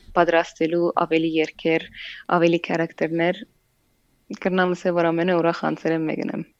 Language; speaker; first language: Armenian; native; Armenian